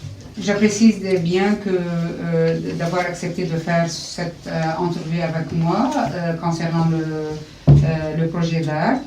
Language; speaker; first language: French; non-native, fluent; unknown